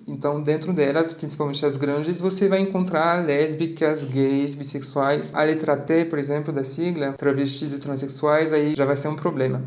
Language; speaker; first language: Portuguese; non-native, fluent; French